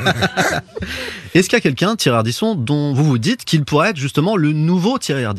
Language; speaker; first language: French; native; French